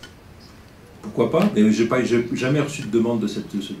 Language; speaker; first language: French; native; French